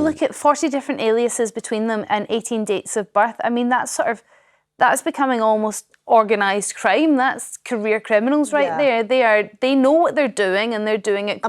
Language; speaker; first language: English; native; English